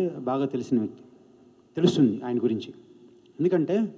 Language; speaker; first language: Telugu; native; Telugu